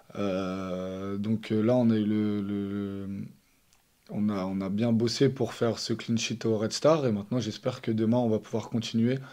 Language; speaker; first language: French; native; French